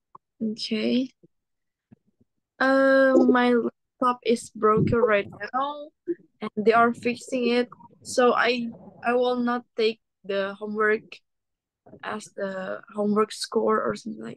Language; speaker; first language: English; non-native, learner; Indonesian